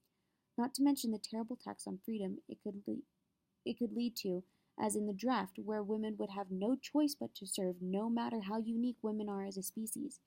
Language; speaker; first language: English; native; English